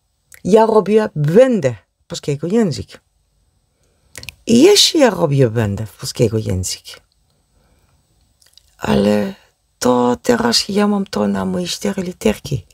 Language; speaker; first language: Polish; non-native, learner; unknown